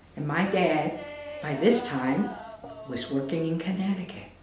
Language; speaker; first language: English; native; English